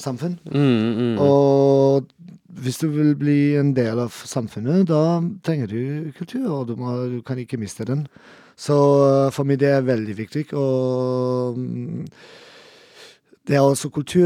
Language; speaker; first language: Norwegian; non-native, learner; German